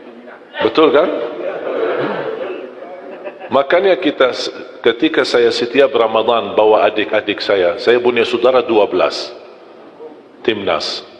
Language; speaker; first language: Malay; non-native, fluent; Arabic